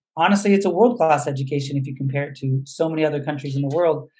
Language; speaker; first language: English; native; English